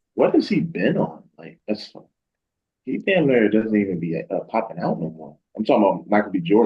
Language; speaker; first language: English; native; English